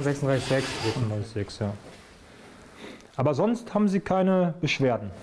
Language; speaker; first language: German; native; German